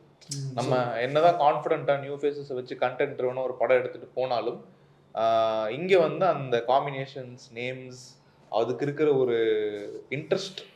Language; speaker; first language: Tamil; native; Tamil